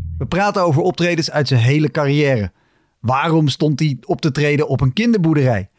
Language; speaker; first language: Dutch; native; Dutch